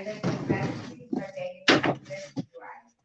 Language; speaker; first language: English; non-native, learner; French